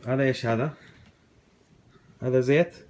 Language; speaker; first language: Arabic; non-native, learner; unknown